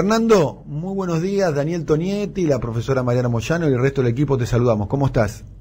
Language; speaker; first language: Spanish; native; Spanish